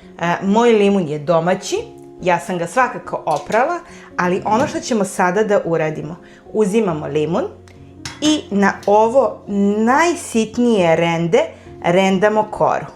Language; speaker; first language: Serbian; native; Serbian